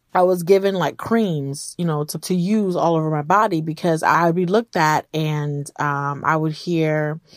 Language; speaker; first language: English; early bilingual, other home language; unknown